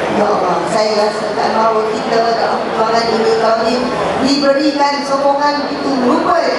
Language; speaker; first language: Malay; native; Malay